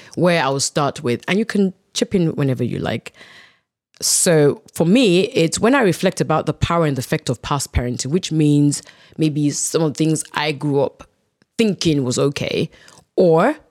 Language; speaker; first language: English; non-native, local second language; Yoruba